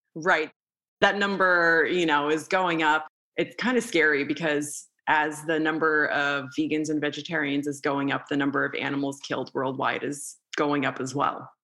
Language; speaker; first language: English; early bilingual, other home language; Romanian